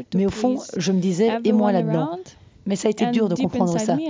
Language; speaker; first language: French; non-native, fluent; Ukrainian